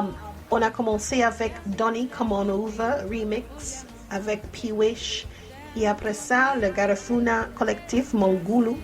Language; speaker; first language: French; non-native, fluent; English